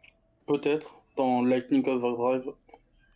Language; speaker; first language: French; native; French